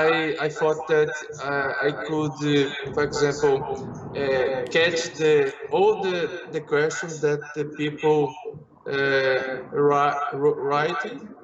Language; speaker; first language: English; non-native, learner; Portuguese